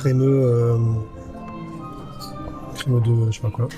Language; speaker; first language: French; native; French